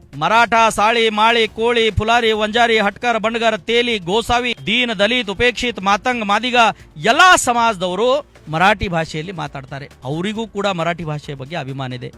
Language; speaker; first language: Kannada; non-native, local second language; Marathi